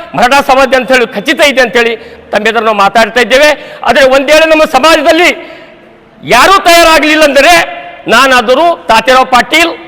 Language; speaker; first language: Kannada; non-native, local second language; Marathi